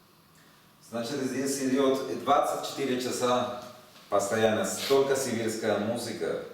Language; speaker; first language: Russian; non-native, learner; Spanish